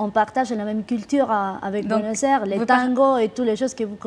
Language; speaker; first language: French; non-native, fluent; Spanish